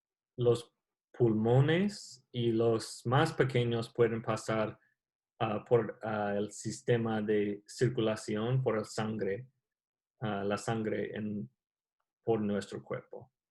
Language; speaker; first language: Spanish; non-native, learner; English